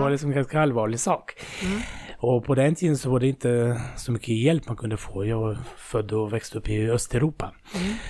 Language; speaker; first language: Swedish; non-native, fluent; Russian